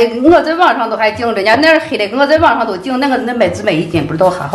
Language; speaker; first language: Chinese; native; Chinese